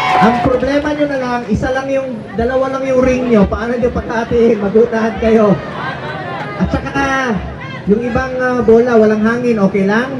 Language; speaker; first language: Filipino; non-native, local second language; Cebuano